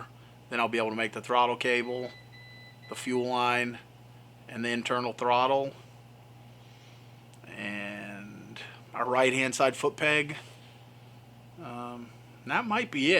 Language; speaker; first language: English; native; English